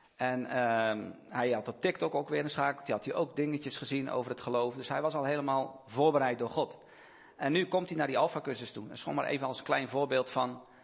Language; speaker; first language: Dutch; native; Dutch